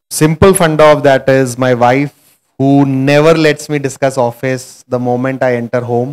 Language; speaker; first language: English; non-native, local second language; Marathi